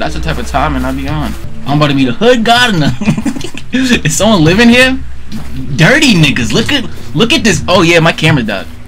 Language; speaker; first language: English; native; English